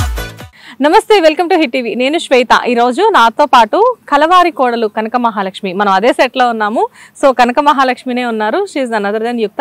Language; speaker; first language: Telugu; native; Telugu